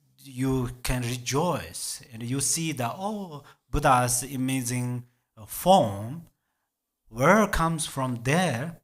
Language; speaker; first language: English; non-native, learner; Tibetan